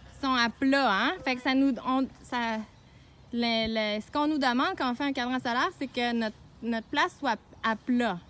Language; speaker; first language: French; native; French